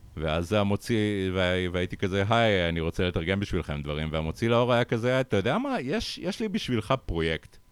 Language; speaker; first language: Hebrew; early bilingual, other home language; Russian